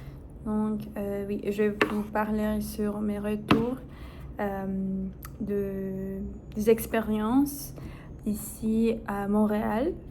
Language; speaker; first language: French; non-native, fluent; Spanish